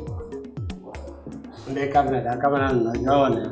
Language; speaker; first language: Igbo; native; Igbo